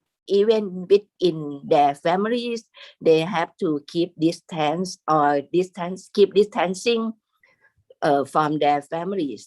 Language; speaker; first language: English; non-native, fluent; Thai